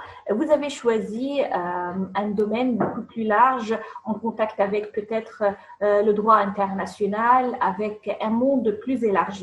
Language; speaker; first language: French; non-native, fluent; Arabic